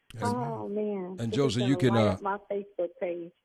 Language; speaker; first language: English; native; English